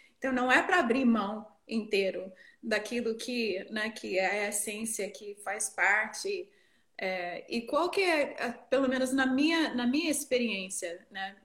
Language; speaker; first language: Portuguese; non-native, fluent; English